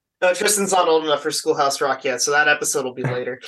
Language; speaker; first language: English; native; English